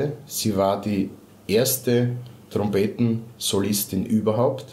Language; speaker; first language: German; native; German